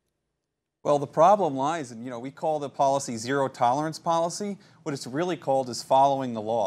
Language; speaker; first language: English; native; English